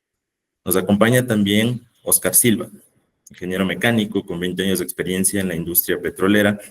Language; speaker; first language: Spanish; native; Spanish